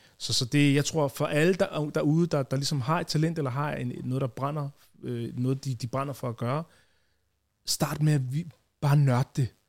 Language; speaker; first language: Danish; early bilingual, other home language; Ganda